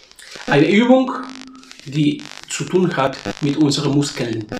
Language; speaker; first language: German; non-native, fluent; Spanish